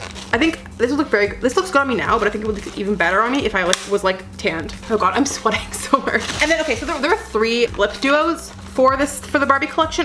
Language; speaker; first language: English; native; English